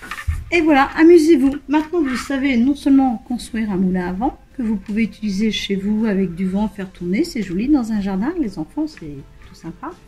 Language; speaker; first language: French; native; French